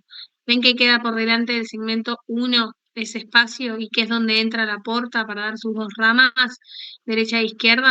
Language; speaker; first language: Spanish; native; Spanish